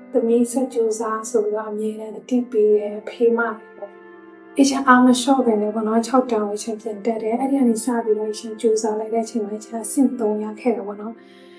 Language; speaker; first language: Burmese; non-native, local second language; S'gaw Karen